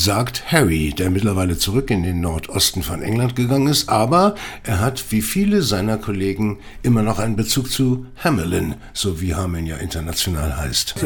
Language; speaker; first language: German; native; German